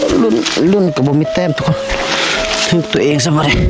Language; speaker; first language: Thai; non-native, local second language; Lao